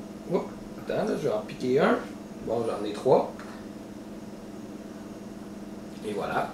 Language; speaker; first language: French; native; French